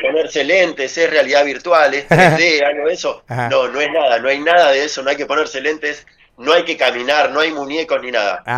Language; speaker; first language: Spanish; native; Spanish